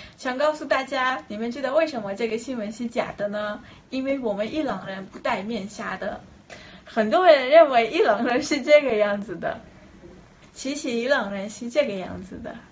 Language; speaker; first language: Chinese; non-native, fluent; Persian